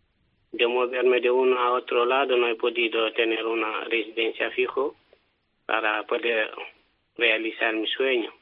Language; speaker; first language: Spanish; non-native, learner; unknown